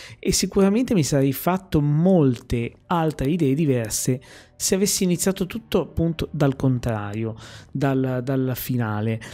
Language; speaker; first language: Italian; native; Italian